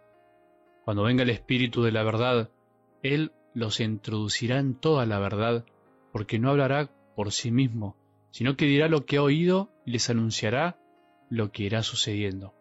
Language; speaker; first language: Spanish; native; Spanish